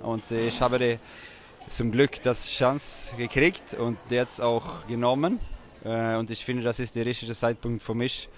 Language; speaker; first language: German; non-native, fluent; Swedish